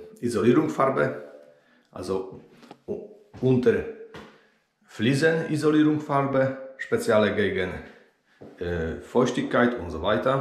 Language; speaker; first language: German; non-native, learner; Polish